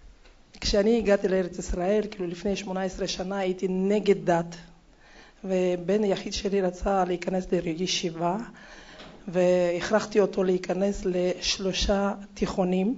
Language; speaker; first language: Hebrew; non-native, fluent; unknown